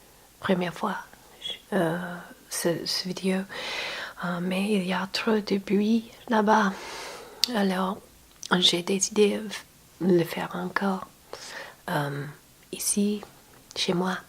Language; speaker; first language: French; non-native, learner; English